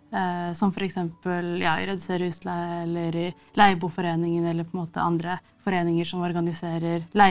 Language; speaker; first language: Norwegian; native; Norwegian